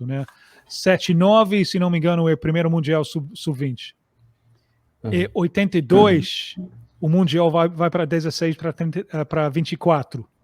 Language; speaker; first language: Portuguese; non-native, fluent; English